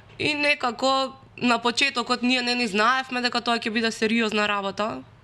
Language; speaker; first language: Macedonian; native; Macedonian